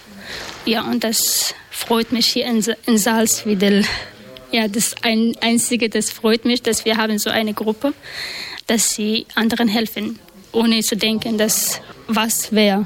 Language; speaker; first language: German; non-native, learner; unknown